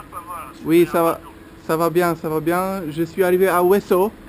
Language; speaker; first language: French; non-native, fluent; Czech